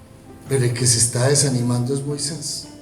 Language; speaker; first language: Spanish; native; Spanish